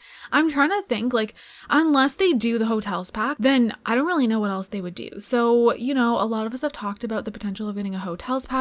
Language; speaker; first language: English; native; English